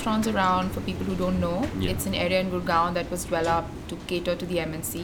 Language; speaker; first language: English; non-native, local second language; Hindi